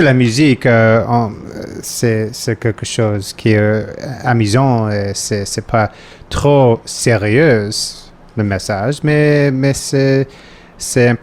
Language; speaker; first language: French; non-native, fluent; English